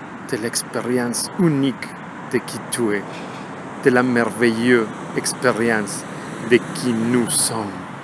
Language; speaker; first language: French; non-native, learner; Spanish